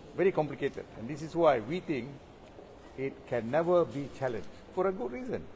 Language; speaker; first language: English; non-native, local second language; Malay